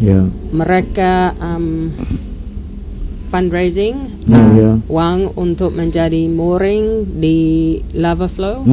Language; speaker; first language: Indonesian; non-native, learner; English